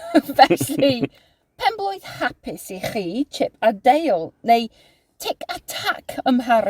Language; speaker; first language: Welsh; non-native, learner; English